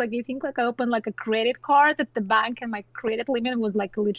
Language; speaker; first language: English; non-native, fluent; Russian